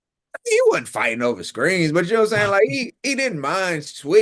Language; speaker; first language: English; native; English